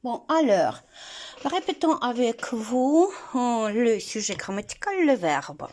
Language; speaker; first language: French; non-native, fluent; Ukrainian